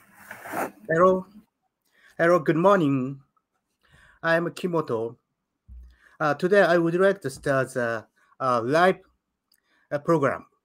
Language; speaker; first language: English; non-native, learner; Japanese